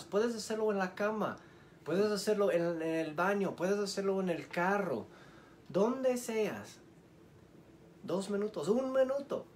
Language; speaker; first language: Spanish; non-native, learner; English